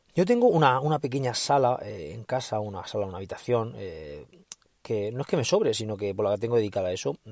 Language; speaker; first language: Spanish; native; Spanish